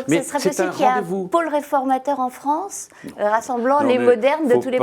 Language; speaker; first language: French; native; French